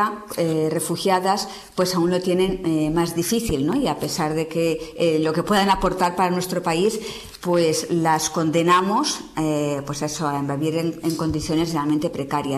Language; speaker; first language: Spanish; native; Spanish